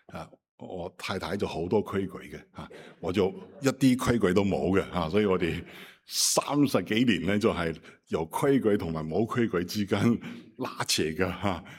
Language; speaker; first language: Cantonese; non-native, fluent; Chinese